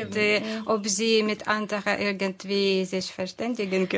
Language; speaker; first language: German; non-native, learner; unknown